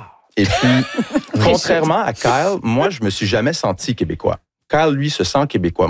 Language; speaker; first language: French; early bilingual, other home language; English